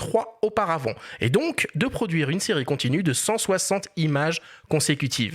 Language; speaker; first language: French; native; French